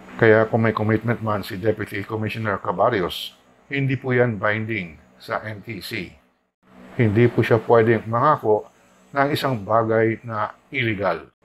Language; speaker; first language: Filipino; non-native, local second language; Hiligaynon